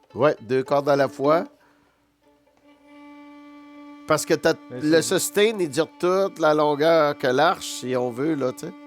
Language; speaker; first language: French; native; French